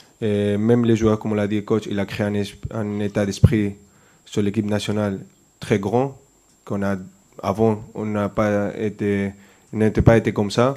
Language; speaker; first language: French; non-native, fluent; Spanish